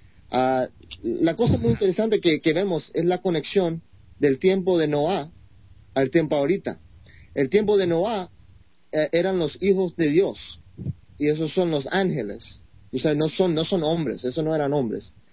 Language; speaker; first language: Spanish; non-native, fluent; English